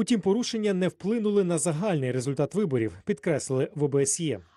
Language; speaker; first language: Ukrainian; native; Ukrainian